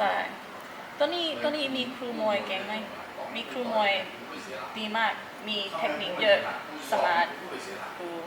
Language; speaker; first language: Thai; non-native, learner; English